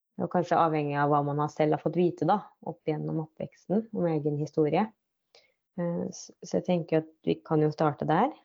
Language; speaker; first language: Norwegian; native; Norwegian